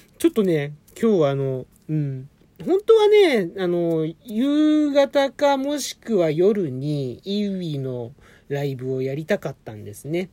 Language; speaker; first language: Japanese; native; Japanese